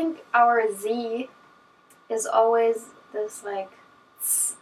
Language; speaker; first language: English; non-native, fluent; German